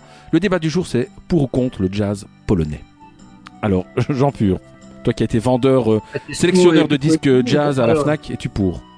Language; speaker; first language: French; native; French